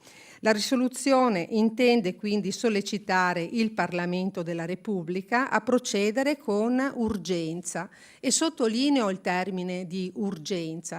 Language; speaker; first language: Italian; native; Italian